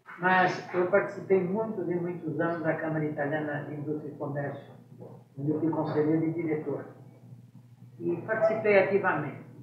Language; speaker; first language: Portuguese; native; Portuguese